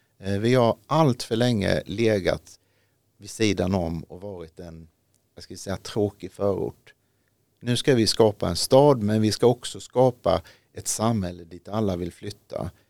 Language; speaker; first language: Swedish; native; Swedish